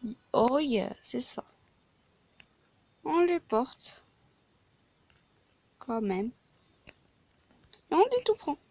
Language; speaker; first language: French; non-native, learner; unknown